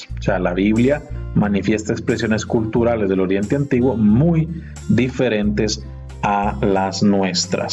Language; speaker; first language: Spanish; native; Spanish